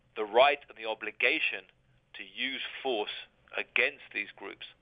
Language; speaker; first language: English; native; English